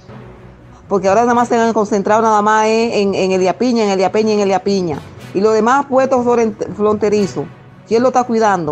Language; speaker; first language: Spanish; native; Spanish